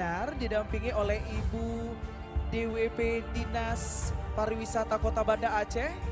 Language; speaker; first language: Indonesian; native; Indonesian